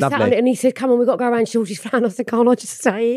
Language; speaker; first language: English; native; English